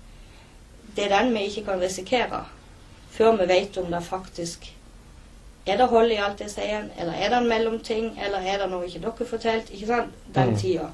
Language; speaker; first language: Norwegian; native; Norwegian